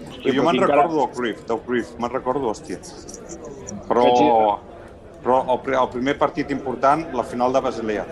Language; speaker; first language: Catalan; native; Catalan